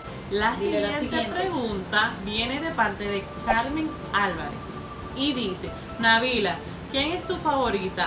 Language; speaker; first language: Spanish; native; Spanish